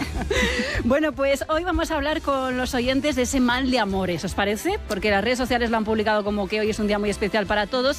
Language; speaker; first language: Spanish; native; Spanish